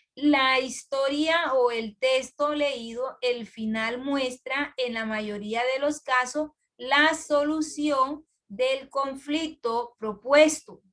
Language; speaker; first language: Spanish; native; Spanish